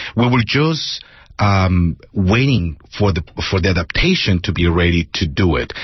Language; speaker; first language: English; non-native, fluent; Spanish